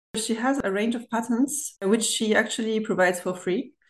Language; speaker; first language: English; non-native, fluent; German